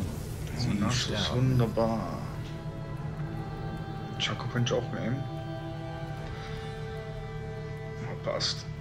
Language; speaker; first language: German; native; German